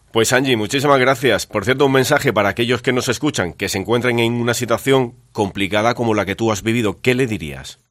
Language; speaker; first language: Spanish; native; Spanish